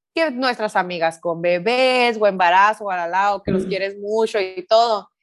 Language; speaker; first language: Spanish; native; Spanish